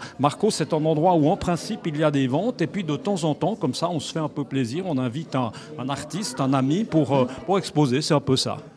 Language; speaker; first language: French; native; French